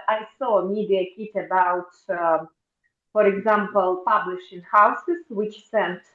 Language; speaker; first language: English; non-native, fluent; Russian